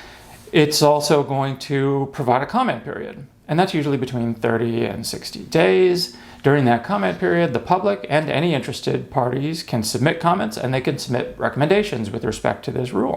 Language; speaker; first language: English; native; English